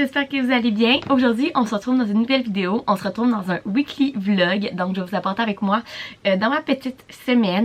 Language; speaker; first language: French; native; French